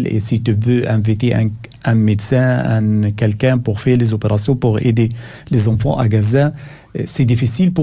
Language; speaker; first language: French; non-native, learner; Arabic